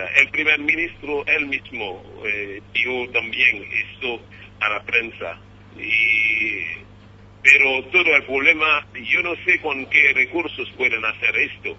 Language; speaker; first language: Spanish; non-native, fluent; Haitian Creole